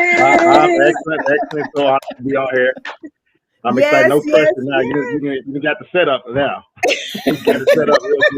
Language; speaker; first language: English; native; English